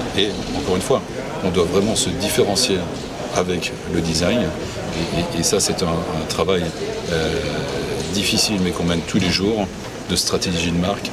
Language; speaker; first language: French; native; French